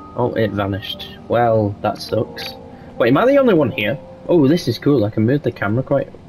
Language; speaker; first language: English; native; English